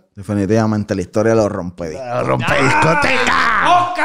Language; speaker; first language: Spanish; native; Spanish